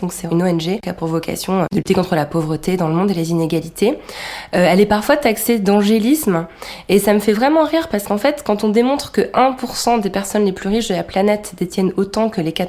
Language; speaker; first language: French; native; French